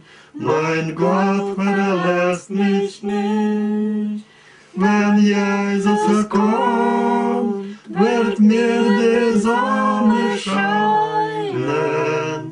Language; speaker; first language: German; early bilingual, heritage; German